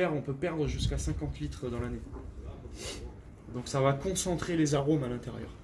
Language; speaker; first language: French; native; French